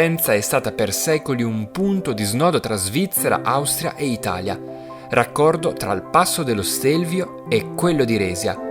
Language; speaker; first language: Italian; native; Italian